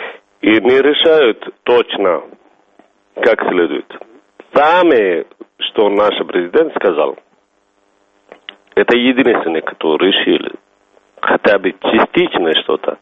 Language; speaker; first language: Russian; non-native, fluent; Somali